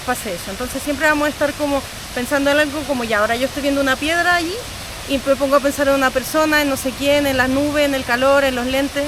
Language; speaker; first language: Spanish; native; Spanish